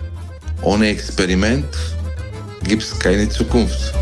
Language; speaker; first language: German; non-native, learner; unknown